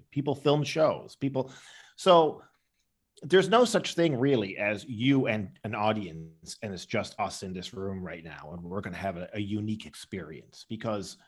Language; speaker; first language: English; native; English